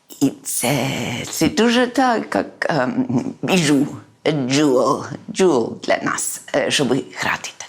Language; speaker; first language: Ukrainian; early bilingual, heritage; English